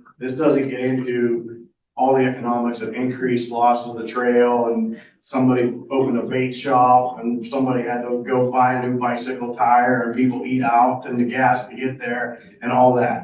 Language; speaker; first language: English; native; English